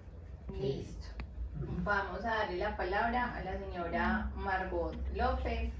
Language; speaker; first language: Spanish; native; Spanish